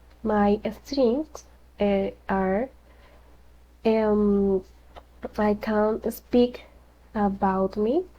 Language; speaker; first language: English; non-native, learner; Spanish